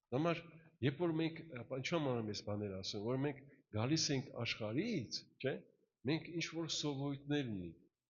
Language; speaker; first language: Armenian; early bilingual, heritage; Russian